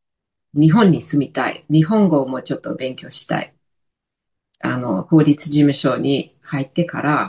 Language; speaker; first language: Japanese; non-native, fluent; English